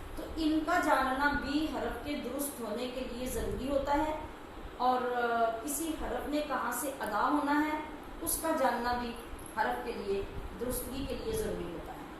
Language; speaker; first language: Urdu; native; Urdu